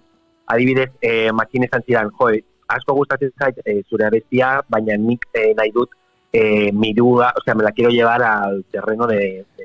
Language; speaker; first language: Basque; non-native, local second language; Spanish